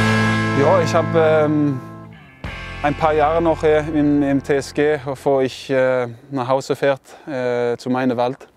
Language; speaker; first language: German; non-native, fluent; Norwegian